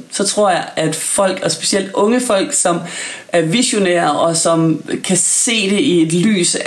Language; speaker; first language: Danish; native; Danish